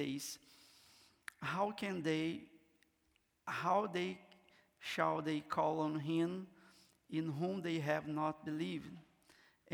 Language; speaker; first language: English; non-native, learner; Portuguese